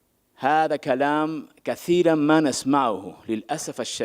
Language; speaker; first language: Arabic; native; Arabic